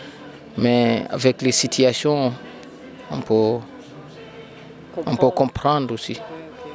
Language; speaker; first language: French; non-native, learner; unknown